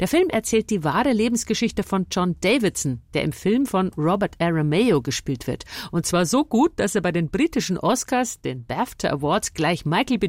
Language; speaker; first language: German; native; German